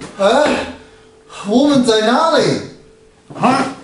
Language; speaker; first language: Chinese; non-native, learner; English